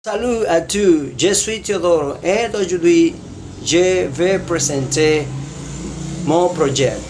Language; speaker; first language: French; non-native, learner; Spanish